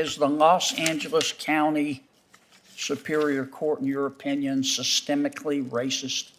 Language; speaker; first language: English; native; English